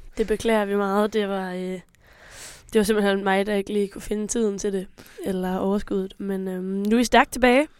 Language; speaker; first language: Danish; native; Danish